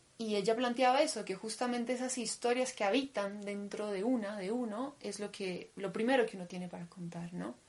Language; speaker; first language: Spanish; early bilingual, other home language; Russian